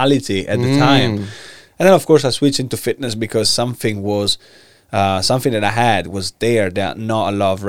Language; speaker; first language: English; non-native, fluent; Italian